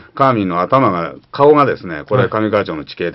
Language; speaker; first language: Japanese; native; Japanese